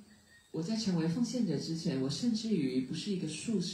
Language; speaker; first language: Chinese; native; Chinese